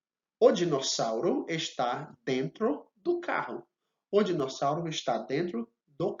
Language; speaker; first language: Portuguese; non-native, fluent; English